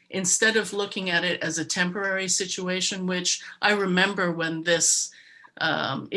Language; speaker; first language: English; native; English